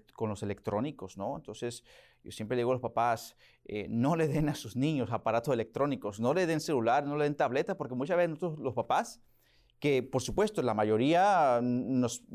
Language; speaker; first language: Spanish; early bilingual, heritage; Spanish